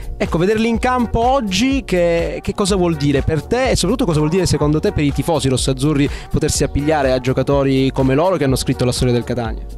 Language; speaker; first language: Italian; native; Italian